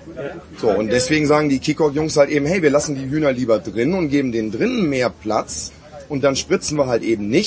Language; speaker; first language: German; native; German